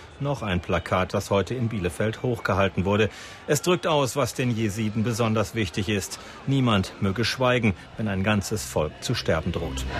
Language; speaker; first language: German; native; German